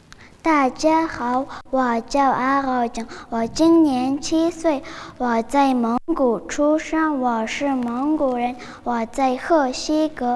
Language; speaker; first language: Chinese; non-native, learner; Mongolian